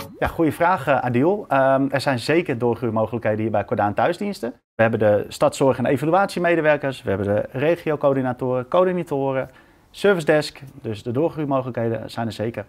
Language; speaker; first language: Dutch; native; Dutch